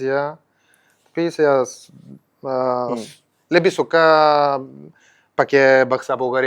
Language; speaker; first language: Indonesian; non-native, learner; Bulgarian